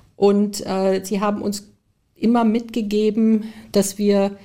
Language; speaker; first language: German; early bilingual, heritage; German